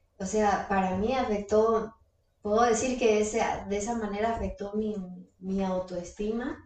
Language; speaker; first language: Spanish; early bilingual, heritage; Spanish